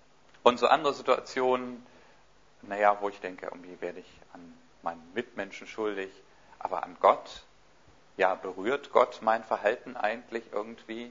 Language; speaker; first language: German; native; German